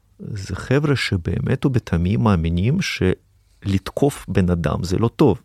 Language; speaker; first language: Hebrew; early bilingual, other home language; Russian